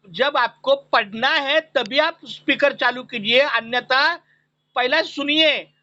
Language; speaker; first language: Hindi; non-native, local second language; Marathi